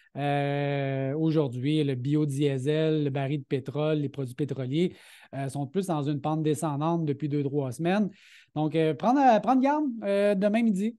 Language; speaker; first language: French; native; French